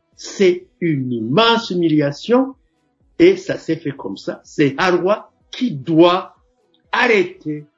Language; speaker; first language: French; non-native, local second language; Rundi